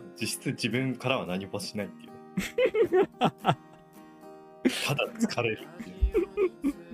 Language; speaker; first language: Japanese; native; Japanese